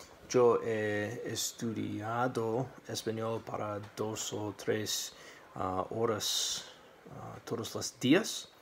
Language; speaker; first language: Spanish; non-native, learner; English